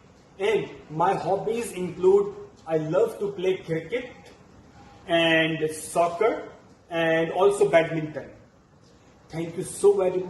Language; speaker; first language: English; non-native, fluent; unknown